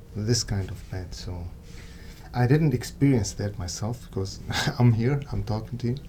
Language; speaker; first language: English; non-native, fluent; Arabic